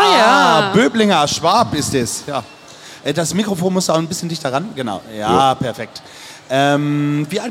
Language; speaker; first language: German; native; German